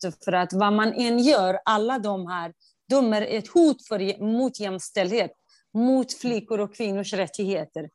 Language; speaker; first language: Swedish; non-native, fluent; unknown